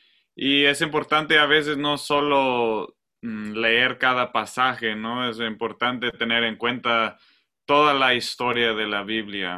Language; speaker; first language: Spanish; non-native, fluent; English